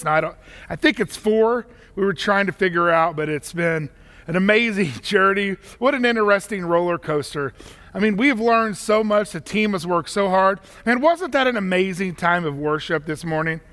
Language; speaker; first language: English; native; English